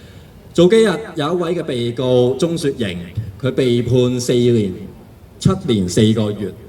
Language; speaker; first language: Cantonese; native; Cantonese